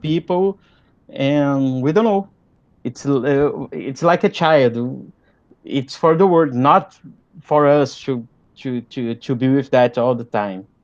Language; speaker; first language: English; non-native, fluent; Portuguese